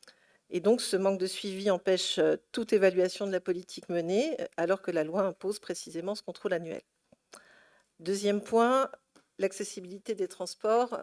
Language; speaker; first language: French; native; French